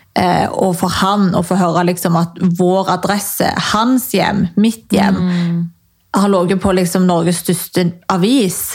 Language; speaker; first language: Norwegian; early bilingual, other home language; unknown